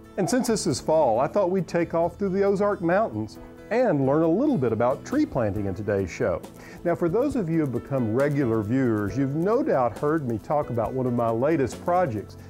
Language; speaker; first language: English; native; English